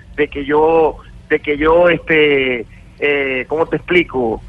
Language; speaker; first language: Spanish; native; Spanish